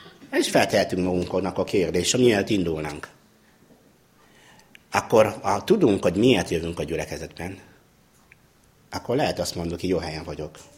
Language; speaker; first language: Hungarian; non-native, fluent; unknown